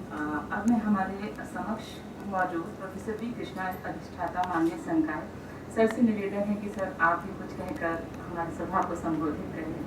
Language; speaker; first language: Hindi; native; Hindi